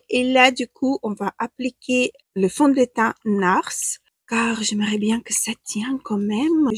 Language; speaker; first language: French; non-native, fluent; Ukrainian